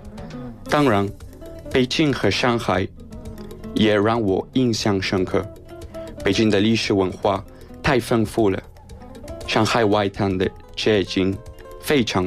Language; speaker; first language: Chinese; non-native, learner; Spanish